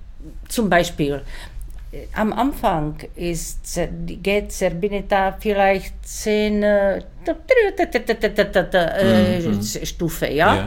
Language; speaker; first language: German; non-native, learner; Czech